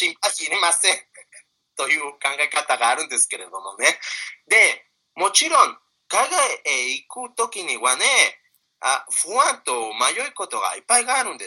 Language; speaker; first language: Japanese; non-native, fluent; Spanish